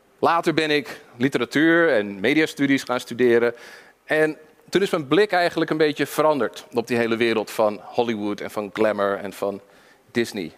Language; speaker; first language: Dutch; early bilingual, other home language; English